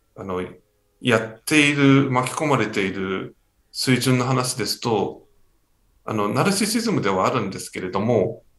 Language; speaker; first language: Japanese; native; Japanese